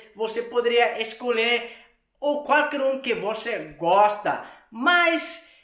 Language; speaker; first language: Portuguese; non-native, fluent; Swedish